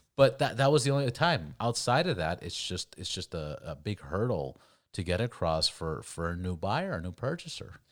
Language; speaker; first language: English; early bilingual, other home language; Spanish